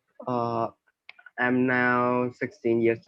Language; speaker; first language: English; non-native, learner; Vietnamese